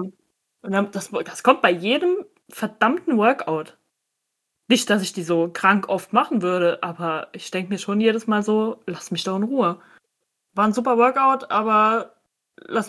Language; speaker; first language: German; native; German